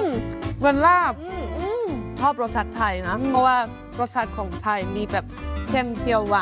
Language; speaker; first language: Thai; non-native, fluent; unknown